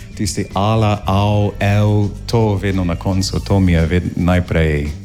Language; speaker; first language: Slovenian; non-native, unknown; English